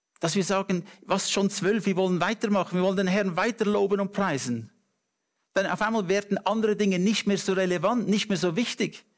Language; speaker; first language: German; non-native, fluent; English